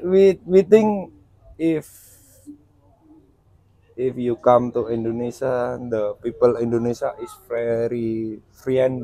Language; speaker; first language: English; non-native, learner; Javanese